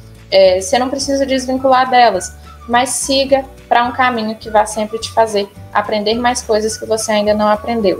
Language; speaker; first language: Portuguese; native; Portuguese